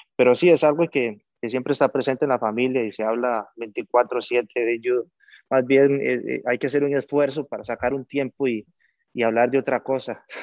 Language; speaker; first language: Spanish; native; Spanish